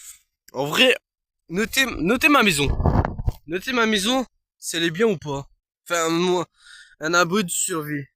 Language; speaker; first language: French; native; French